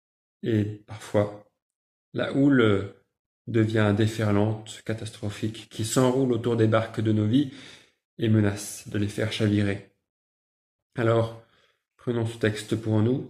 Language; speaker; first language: French; native; French